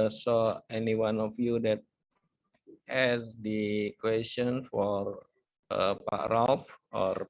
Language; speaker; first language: English; non-native, fluent; Indonesian